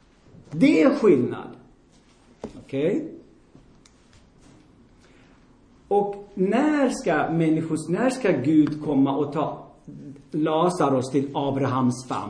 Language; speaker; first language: Swedish; non-native, fluent; Armenian